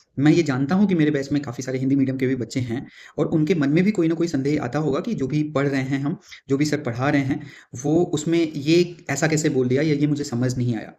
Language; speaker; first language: Hindi; native; Hindi